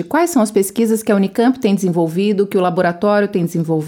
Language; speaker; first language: Portuguese; native; Portuguese